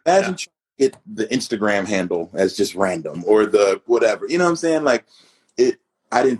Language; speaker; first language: English; native; English